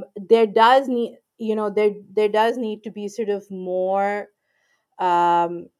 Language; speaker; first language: English; non-native, local second language; Urdu